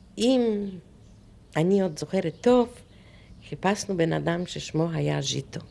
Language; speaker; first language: Hebrew; non-native, fluent; Polish